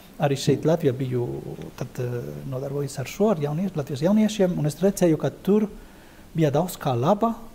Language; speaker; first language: Latvian; non-native, fluent; Spanish